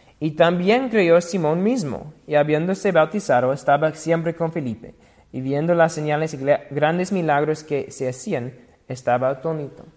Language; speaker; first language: Spanish; non-native, fluent; English